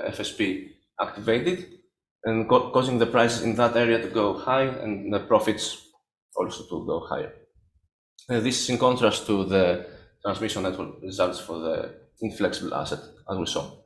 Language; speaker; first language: English; non-native, fluent; Greek